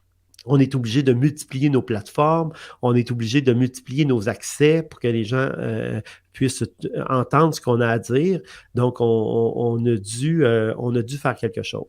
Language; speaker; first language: French; native; French